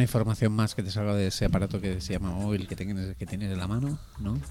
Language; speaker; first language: Spanish; native; Spanish